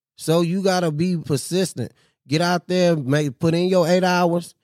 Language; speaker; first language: English; native; English